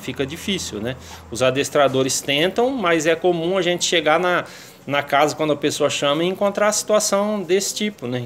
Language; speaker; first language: Portuguese; native; Portuguese